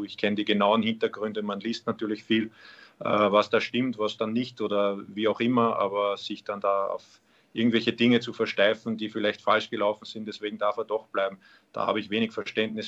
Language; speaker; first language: German; native; German